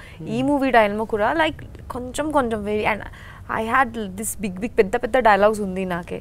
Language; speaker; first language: Telugu; native; Telugu